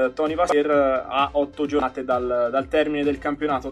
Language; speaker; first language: Italian; native; Italian